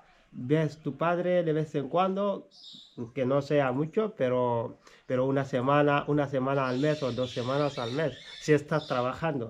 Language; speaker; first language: Spanish; non-native, fluent; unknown